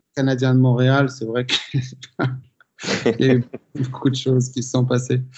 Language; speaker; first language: French; native; French